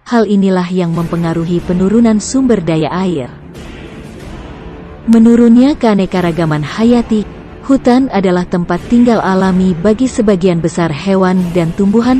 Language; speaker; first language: Indonesian; native; Indonesian